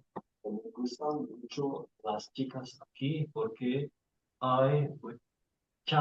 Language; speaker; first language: Spanish; non-native, learner; English